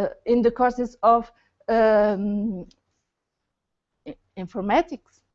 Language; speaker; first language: English; non-native, learner; Portuguese